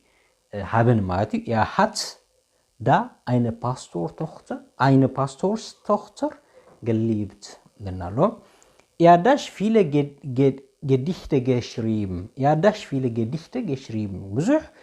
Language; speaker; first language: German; non-native, fluent; Tigrinya